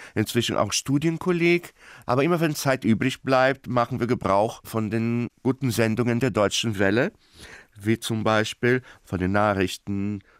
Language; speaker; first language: German; non-native, fluent; Portuguese